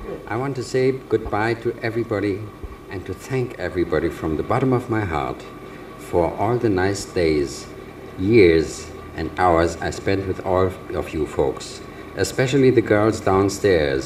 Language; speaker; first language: English; non-native, fluent; German